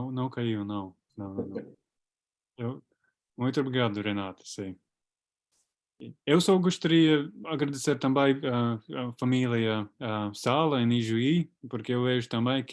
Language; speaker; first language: Portuguese; non-native, fluent; Latvian